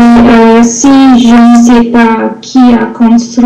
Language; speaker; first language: French; non-native, learner; English